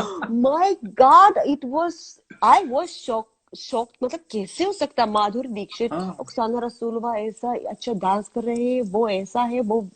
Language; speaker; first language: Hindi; non-native, learner; Azerbaijani